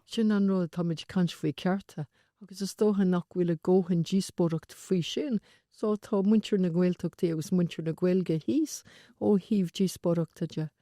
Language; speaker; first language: Irish; non-native, local second language; English